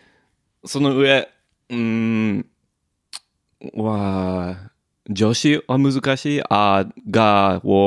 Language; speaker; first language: Japanese; non-native, learner; English